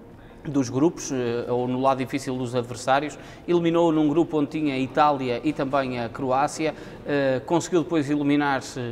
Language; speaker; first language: Portuguese; native; Portuguese